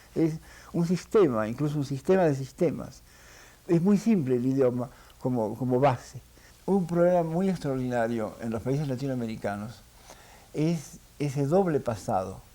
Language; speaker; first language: Spanish; early bilingual, heritage; French